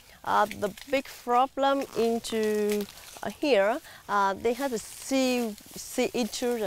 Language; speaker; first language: English; non-native, learner; Vietnamese